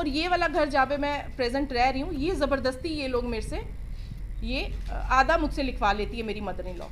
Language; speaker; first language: Hindi; non-native, local second language; Punjabi